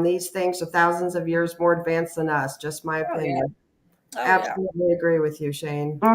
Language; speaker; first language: English; native; English